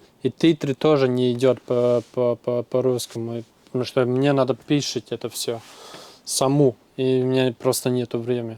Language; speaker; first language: Russian; non-native, local second language; Latvian